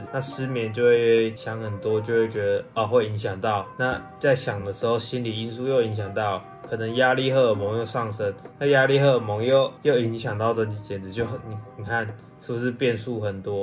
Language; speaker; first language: Chinese; native; Chinese